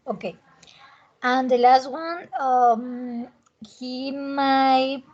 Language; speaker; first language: English; non-native, learner; Spanish